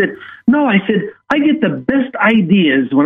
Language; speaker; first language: English; native; English